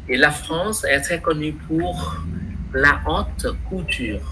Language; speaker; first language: French; non-native, fluent; Vietnamese